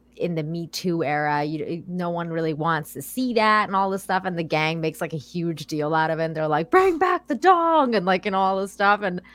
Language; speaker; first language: English; early bilingual, other home language; Persian